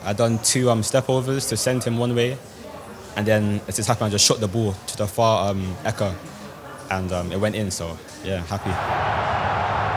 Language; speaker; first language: English; native; English